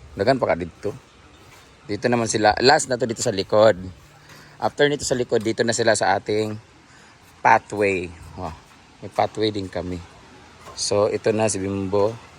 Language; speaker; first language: Filipino; non-native, local second language; Cebuano